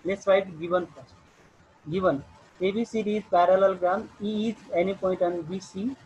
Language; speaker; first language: English; non-native, local second language; Nepali